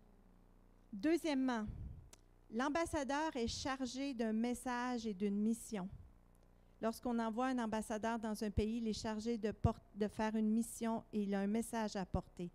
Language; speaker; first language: French; native; French